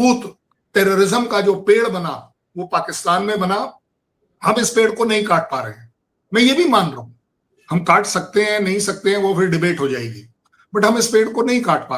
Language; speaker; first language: Hindi; native; Hindi